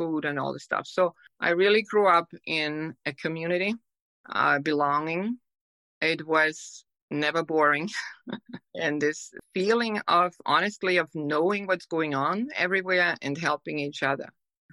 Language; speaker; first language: English; non-native, fluent; German